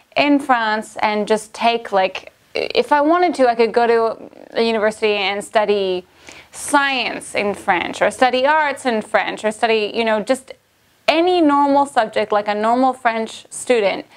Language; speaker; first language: English; native; English